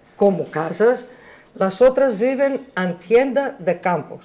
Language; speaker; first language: Spanish; non-native, learner; Greek